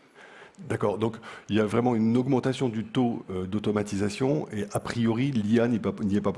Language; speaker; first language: French; native; French